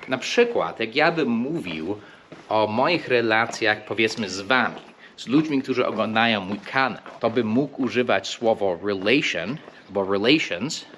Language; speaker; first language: Polish; non-native, fluent; English